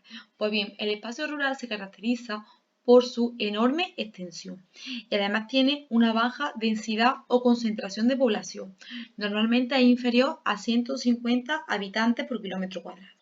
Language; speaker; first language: Spanish; native; Spanish